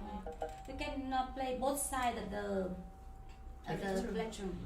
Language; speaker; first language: English; non-native, learner; Vietnamese